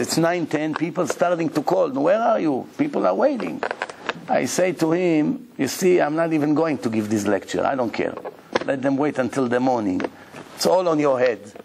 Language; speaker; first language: English; non-native, fluent; Hebrew